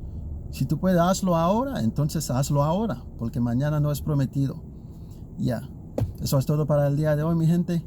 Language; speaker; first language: Spanish; non-native, learner; Haitian Creole